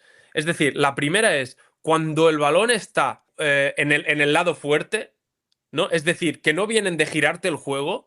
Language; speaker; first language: Spanish; native; Spanish